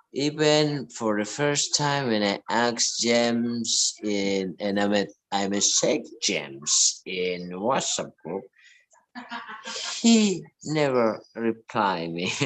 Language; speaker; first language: English; non-native, learner; Indonesian